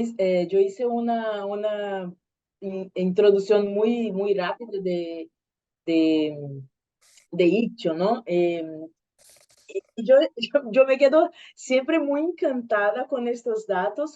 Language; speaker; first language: Spanish; non-native, learner; Portuguese